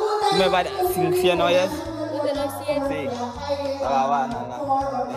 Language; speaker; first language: Filipino; non-native, learner; Spanish